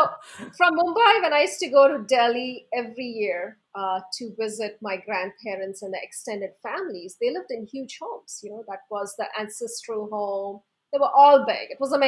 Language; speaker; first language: English; non-native, local second language; Hindi